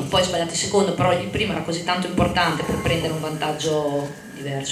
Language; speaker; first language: Italian; native; Italian